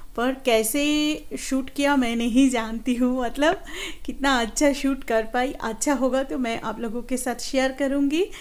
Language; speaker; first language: Hindi; non-native, local second language; Bangla